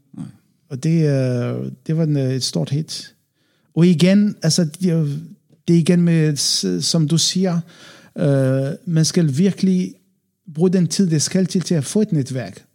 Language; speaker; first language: Danish; non-native, fluent; Arabic